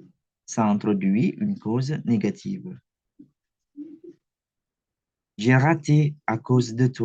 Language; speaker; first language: French; non-native, fluent; Indonesian